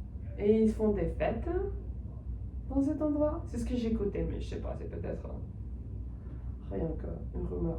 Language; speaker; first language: French; non-native, fluent; Spanish